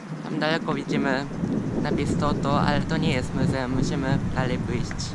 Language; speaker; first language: Polish; non-native, fluent; Japanese